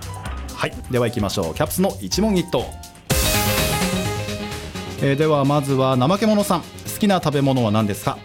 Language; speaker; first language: Japanese; native; Japanese